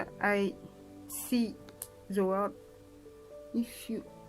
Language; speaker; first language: English; non-native, learner; French